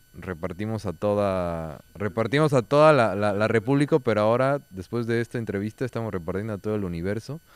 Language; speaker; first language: Spanish; native; Spanish